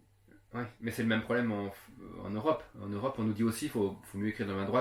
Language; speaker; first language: French; native; French